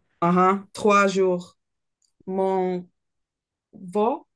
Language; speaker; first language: French; non-native, learner; Portuguese